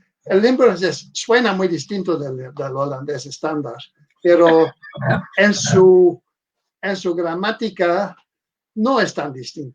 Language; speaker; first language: Spanish; non-native, fluent; Dutch